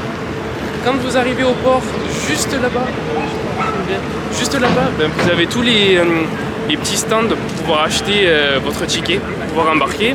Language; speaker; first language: French; native; French